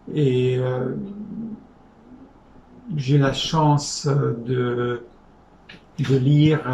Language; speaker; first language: French; non-native, fluent; Hungarian